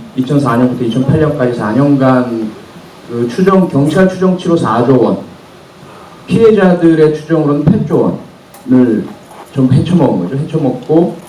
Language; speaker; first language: Korean; native; Korean